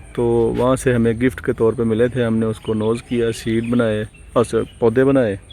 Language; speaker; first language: Urdu; native; Urdu